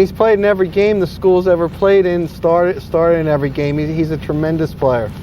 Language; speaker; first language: English; native; English